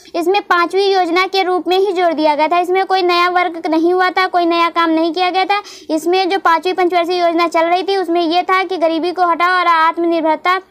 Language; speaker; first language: Hindi; native; Hindi